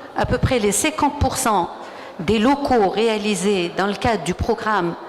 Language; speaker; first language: French; non-native, local second language; Arabic